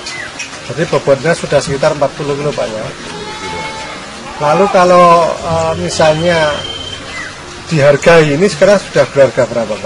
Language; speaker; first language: Indonesian; native; Indonesian